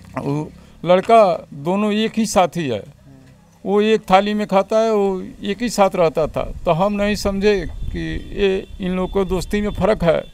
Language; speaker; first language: Hindi; native; Hindi